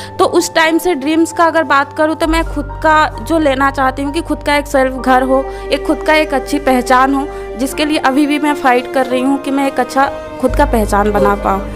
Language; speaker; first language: Hindi; non-native, local second language; Assamese